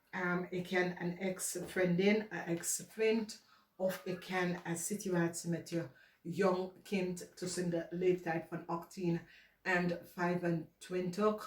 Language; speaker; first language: Dutch; non-native, learner; English